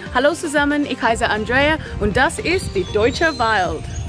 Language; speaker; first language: German; non-native, learner; English